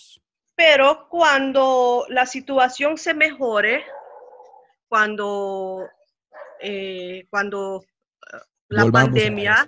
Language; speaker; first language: Spanish; non-native, fluent; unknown